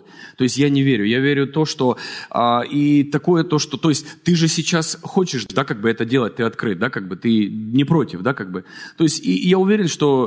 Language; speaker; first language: Russian; native; Russian